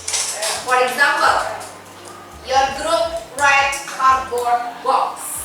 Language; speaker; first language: English; non-native, fluent; Indonesian